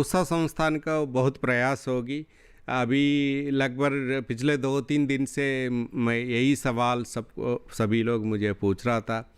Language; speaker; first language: Hindi; non-native, local second language; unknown